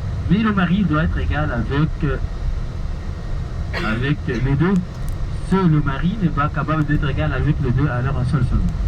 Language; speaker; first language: French; non-native, learner; Arabic